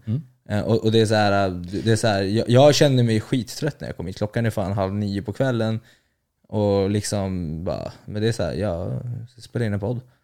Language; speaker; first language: Swedish; early bilingual, other home language; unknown